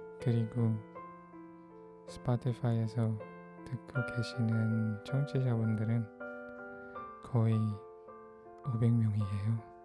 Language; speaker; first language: Korean; non-native, fluent; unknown